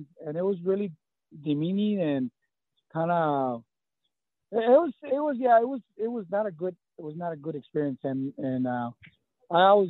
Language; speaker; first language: English; early bilingual, other home language; Spanish